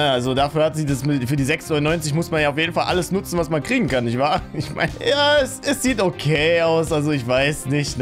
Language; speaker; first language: German; native; German